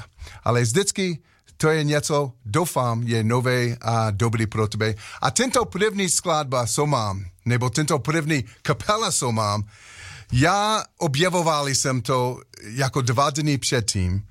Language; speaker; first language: Czech; non-native, learner; English